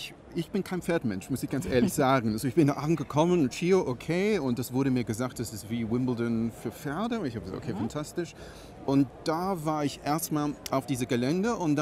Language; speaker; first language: German; non-native, fluent; English